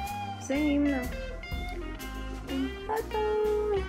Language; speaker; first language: Russian; native; Russian